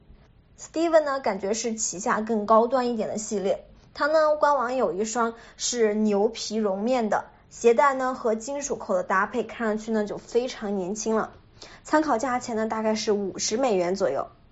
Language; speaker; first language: Chinese; native; Chinese